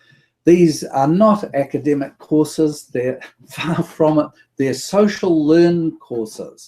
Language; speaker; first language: English; native; English